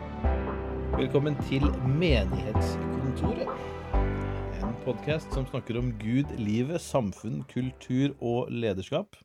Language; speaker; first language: Norwegian; native; Norwegian